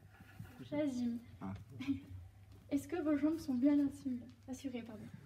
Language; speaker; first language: French; native; French